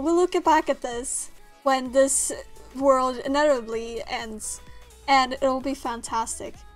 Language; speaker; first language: English; non-native, fluent; Swedish